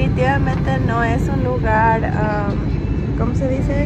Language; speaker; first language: Spanish; early bilingual, heritage; Spanish